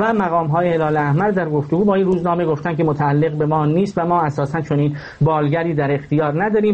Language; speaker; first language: Persian; native; Persian